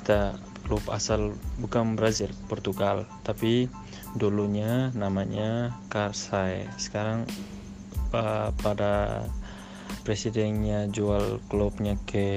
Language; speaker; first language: Indonesian; non-native, local second language; Tetum